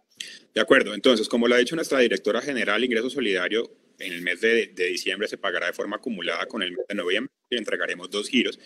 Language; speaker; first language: Spanish; native; Spanish